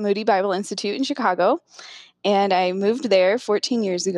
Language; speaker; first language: English; native; English